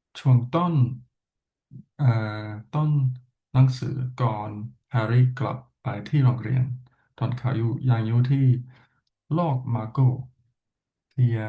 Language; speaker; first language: Thai; non-native, fluent; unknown